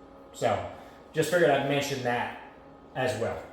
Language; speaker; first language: English; native; English